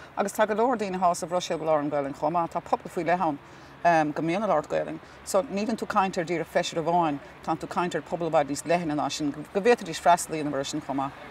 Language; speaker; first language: Irish; native; Irish